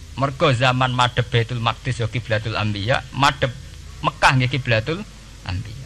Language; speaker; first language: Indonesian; non-native, local second language; Javanese